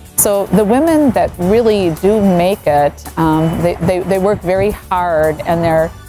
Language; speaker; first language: English; native; English